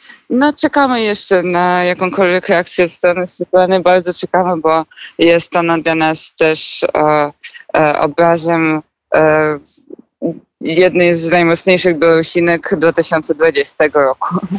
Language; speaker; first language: Polish; non-native, fluent; Russian